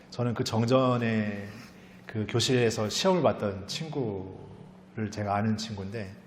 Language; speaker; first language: Korean; native; Korean